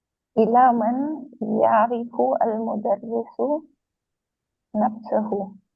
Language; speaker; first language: Arabic; non-native, learner; Urdu